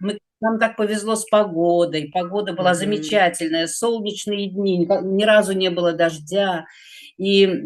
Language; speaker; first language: Russian; native; Russian